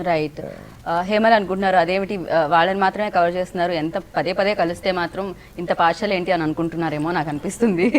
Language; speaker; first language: Telugu; native; Telugu